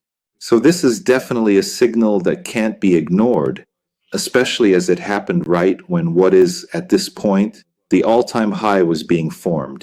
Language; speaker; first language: English; non-native, fluent; Italian